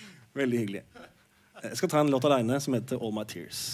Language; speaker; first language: Norwegian; native; Norwegian